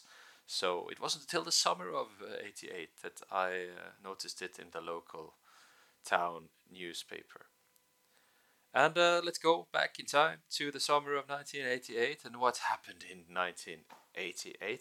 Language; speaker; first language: English; non-native, fluent; Norwegian